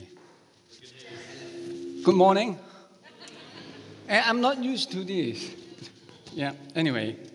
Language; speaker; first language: English; non-native, learner; Chinese